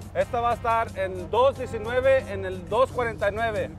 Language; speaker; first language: Spanish; early bilingual, heritage; Spanish